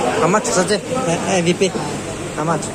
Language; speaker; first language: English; non-native, learner; Thai